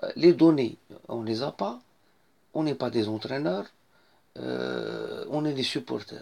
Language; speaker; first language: French; non-native, local second language; Arabic